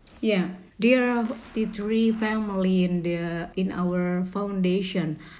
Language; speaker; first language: English; non-native, learner; Indonesian